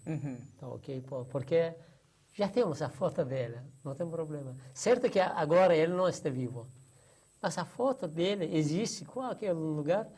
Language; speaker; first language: Portuguese; non-native, learner; Persian